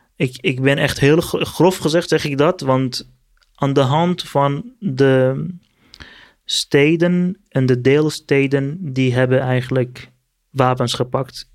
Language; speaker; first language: Dutch; non-native, fluent; Kurdish